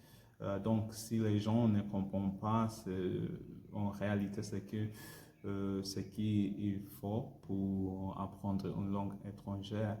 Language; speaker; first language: French; non-native, learner; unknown